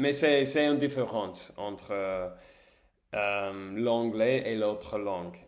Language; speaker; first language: French; non-native, learner; English